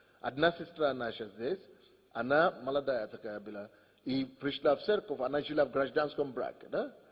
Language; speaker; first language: Russian; non-native, fluent; Yoruba